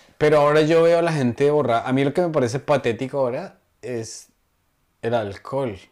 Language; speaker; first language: Spanish; native; Spanish